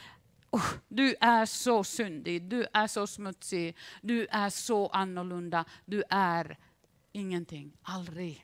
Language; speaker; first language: Swedish; non-native, fluent; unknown